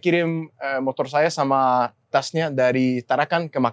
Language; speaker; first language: Indonesian; non-native, learner; Danish